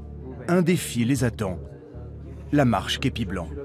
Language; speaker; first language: French; native; French